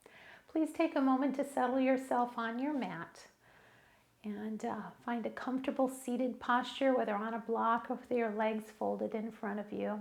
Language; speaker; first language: English; native; English